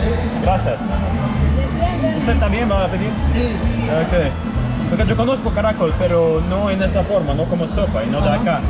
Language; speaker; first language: Spanish; non-native, fluent; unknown